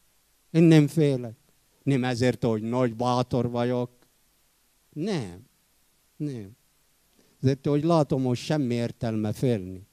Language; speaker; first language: Hungarian; non-native, fluent; Arabic